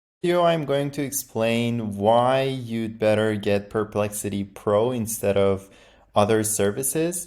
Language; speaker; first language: English; non-native, fluent; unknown